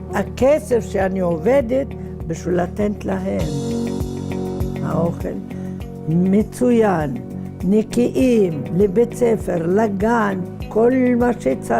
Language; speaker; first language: Hebrew; non-native, fluent; Arabic